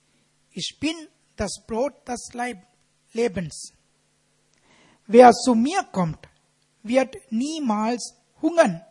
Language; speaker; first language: German; non-native, fluent; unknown